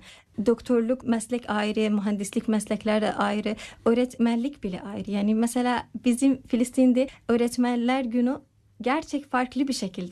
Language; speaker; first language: Turkish; non-native, learner; Arabic